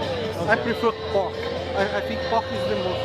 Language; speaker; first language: English; non-native, learner; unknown